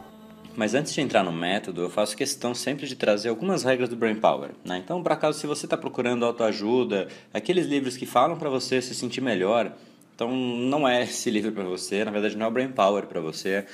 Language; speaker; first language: Portuguese; native; Portuguese